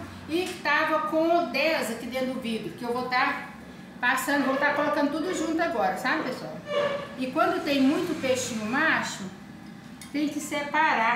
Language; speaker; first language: Portuguese; native; Portuguese